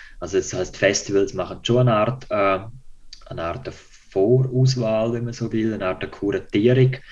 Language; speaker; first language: German; native; German